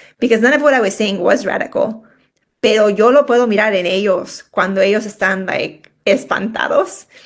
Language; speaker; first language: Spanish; early bilingual, heritage; Spanish